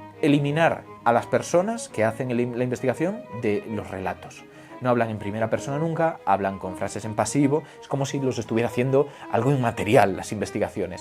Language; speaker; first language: Spanish; native; Spanish